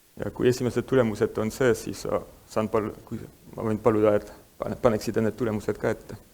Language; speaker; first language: Estonian; non-native, fluent; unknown